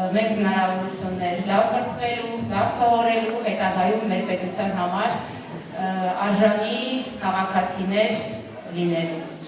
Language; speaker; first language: Armenian; native; Armenian